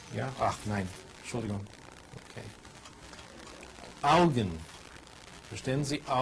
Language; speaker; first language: German; non-native, fluent; English